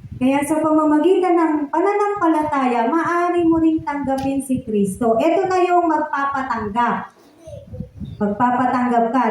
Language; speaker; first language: Filipino; native; Filipino